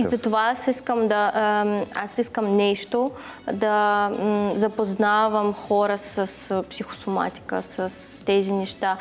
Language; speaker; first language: Bulgarian; non-native, learner; Russian